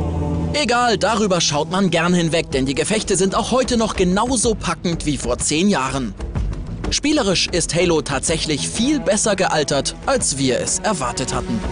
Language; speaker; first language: German; native; German